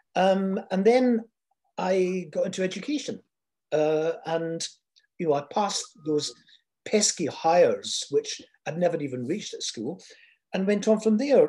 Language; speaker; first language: English; native; English